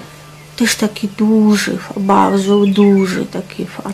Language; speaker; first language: Polish; non-native, fluent; Russian